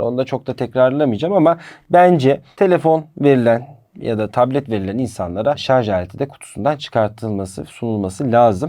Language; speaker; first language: Turkish; native; Turkish